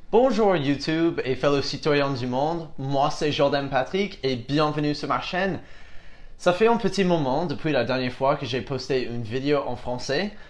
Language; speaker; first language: French; non-native, fluent; English